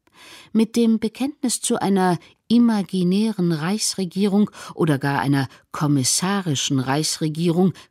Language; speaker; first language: German; native; German